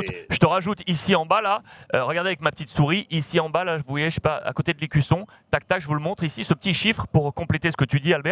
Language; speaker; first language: French; native; French